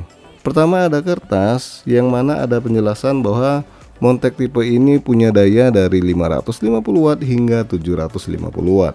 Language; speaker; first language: Indonesian; native; Indonesian